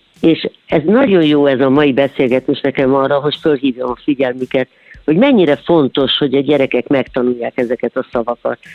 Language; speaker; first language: Hungarian; native; Hungarian